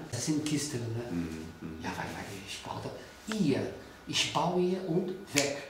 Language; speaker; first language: German; non-native, learner; Portuguese